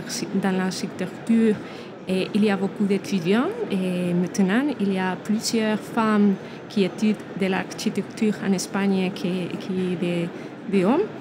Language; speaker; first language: French; non-native, learner; Spanish